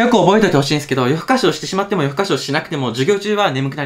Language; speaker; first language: Japanese; native; Japanese